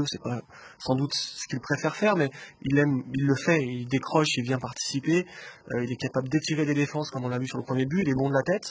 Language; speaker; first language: French; native; French